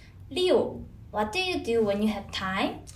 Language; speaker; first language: English; non-native, fluent; Korean